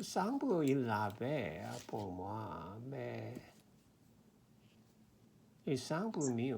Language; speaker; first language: French; non-native, learner; Korean